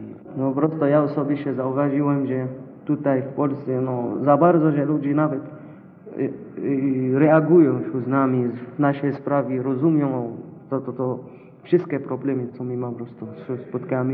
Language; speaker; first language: Polish; non-native, learner; Arabic